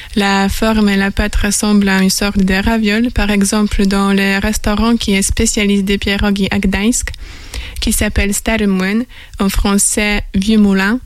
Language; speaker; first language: French; non-native, fluent; Polish